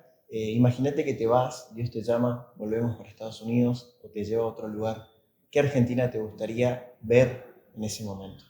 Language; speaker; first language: Spanish; native; Spanish